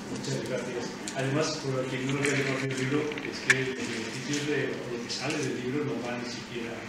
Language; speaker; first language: Spanish; native; Spanish